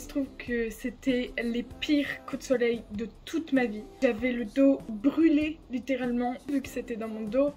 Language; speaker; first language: French; native; French